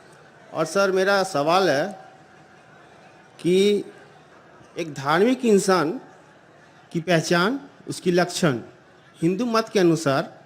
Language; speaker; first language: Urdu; non-native, local second language; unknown